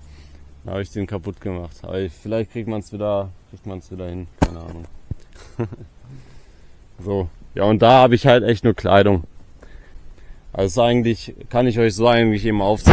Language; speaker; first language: German; native; German